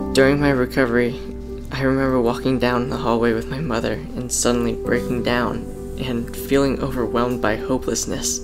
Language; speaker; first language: English; native; English